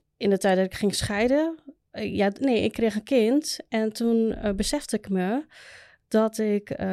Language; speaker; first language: Dutch; native; Dutch